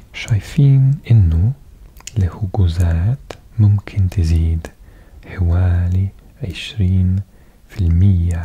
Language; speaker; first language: Arabic; non-native, learner; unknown